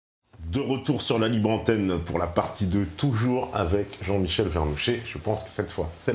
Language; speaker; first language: French; native; French